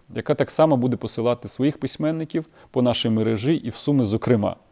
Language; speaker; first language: Ukrainian; non-native, local second language; Russian